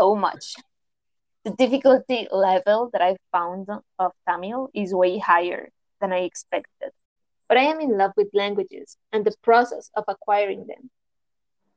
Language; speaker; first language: English; non-native, fluent; Spanish